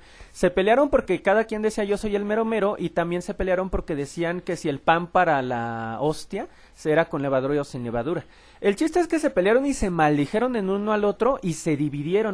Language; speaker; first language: Spanish; native; Spanish